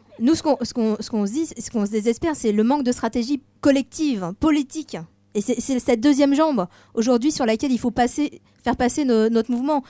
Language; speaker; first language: French; native; French